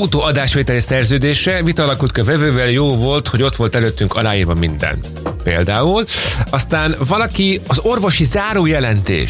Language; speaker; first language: Hungarian; native; Hungarian